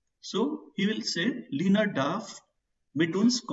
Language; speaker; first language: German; non-native, fluent; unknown